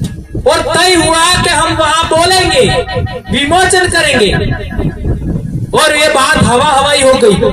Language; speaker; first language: Hindi; non-native, local second language; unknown